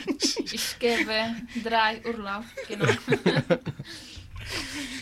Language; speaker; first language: German; non-native, learner; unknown